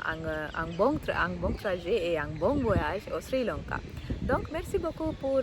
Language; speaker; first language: French; non-native, learner; Sinhala